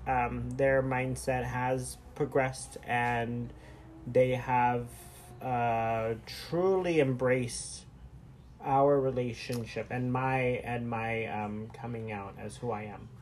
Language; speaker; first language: English; early bilingual, other home language; Spanish